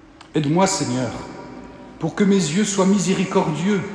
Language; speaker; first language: French; native; French